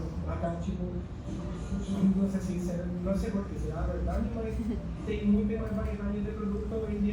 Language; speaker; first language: Portuguese; non-native, fluent; Spanish